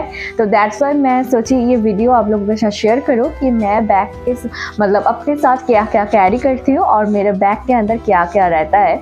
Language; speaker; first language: Hindi; non-native, local second language; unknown